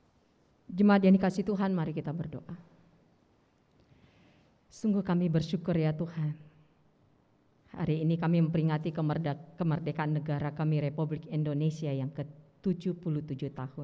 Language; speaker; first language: Indonesian; native; Indonesian